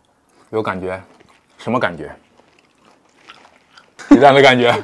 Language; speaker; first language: Chinese; native; Chinese